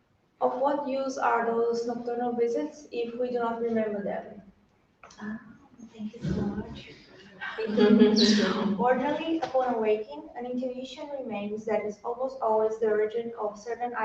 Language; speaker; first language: English; non-native, fluent; Portuguese